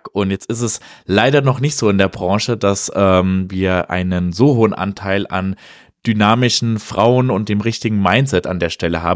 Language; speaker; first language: German; native; German